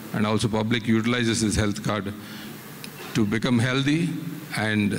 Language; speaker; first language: English; non-native, local second language; Telugu